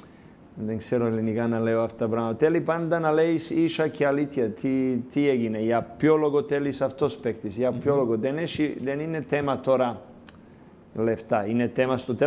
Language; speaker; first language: Greek; non-native, learner; Serbian